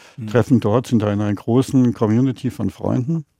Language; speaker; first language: German; native; German